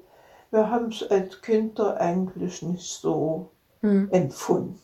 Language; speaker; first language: German; native; German